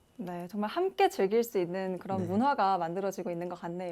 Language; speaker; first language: Korean; native; Korean